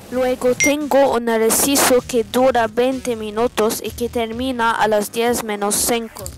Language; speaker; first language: Spanish; non-native, learner; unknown